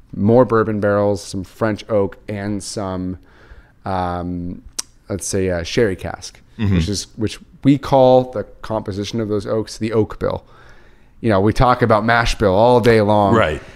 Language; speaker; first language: English; native; English